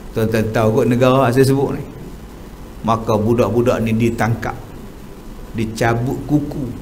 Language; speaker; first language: Malay; native; Malay